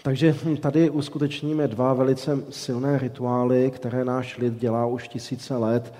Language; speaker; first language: Czech; native; Czech